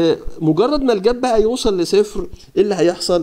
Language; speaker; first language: Arabic; native; Arabic